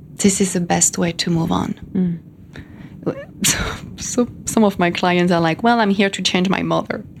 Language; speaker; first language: English; non-native, fluent; French